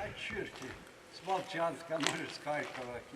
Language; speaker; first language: Russian; native; Russian